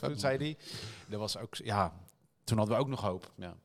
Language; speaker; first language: Dutch; native; Dutch